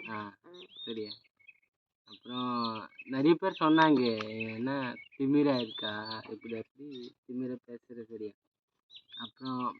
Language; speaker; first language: Tamil; non-native, learner; Odia